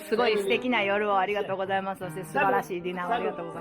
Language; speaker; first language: Japanese; native; Japanese